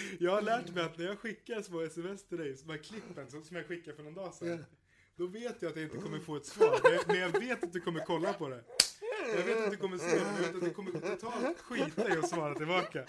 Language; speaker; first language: Swedish; native; Swedish